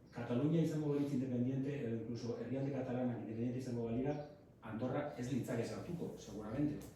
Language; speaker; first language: Basque; non-native, fluent; Catalan